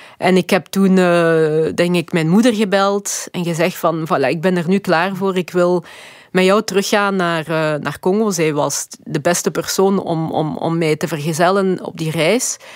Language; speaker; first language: Dutch; early bilingual, other home language; Lingala